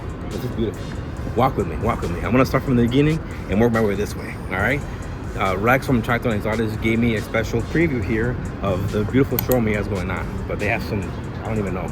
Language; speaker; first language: English; native; English